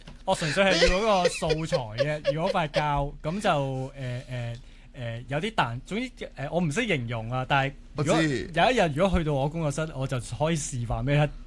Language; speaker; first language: Cantonese; native; Cantonese